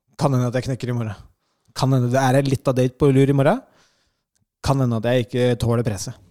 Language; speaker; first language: Norwegian; native; Norwegian